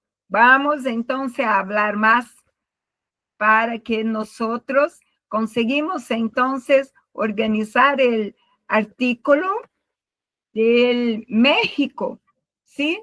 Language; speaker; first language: Spanish; non-native, learner; Portuguese